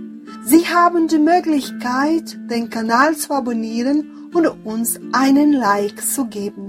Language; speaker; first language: German; non-native, fluent; Portuguese